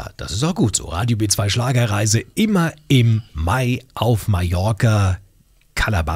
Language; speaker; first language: German; native; German